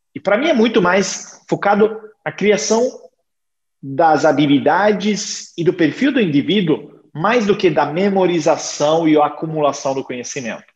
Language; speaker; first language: Portuguese; non-native, fluent; Italian